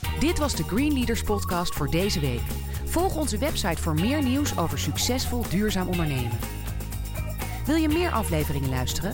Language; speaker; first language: Dutch; native; Dutch